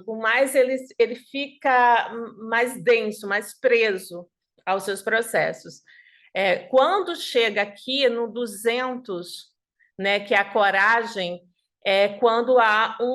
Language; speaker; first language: Portuguese; native; Portuguese